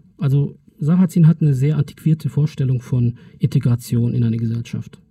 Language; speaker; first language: German; early bilingual, other home language; Turkish